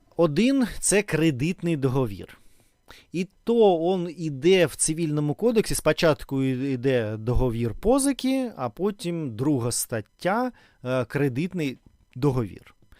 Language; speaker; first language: Ukrainian; non-native, local second language; Russian